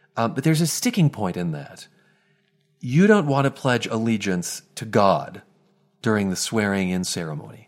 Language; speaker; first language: English; native; English